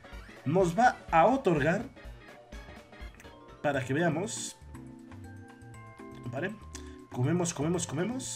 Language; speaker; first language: Spanish; native; Spanish